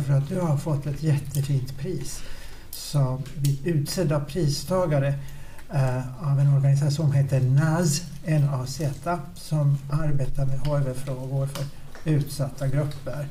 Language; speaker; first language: Swedish; native; Swedish